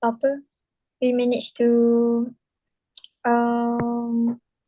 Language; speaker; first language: English; non-native, local second language; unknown